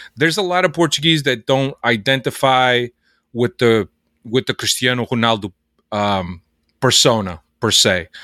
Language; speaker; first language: English; early bilingual, other home language; Portuguese